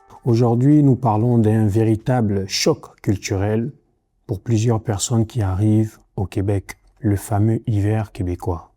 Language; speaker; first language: French; native; French